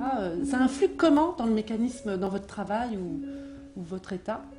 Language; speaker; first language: French; native; French